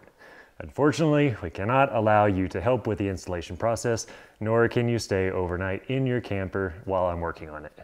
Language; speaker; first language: English; native; English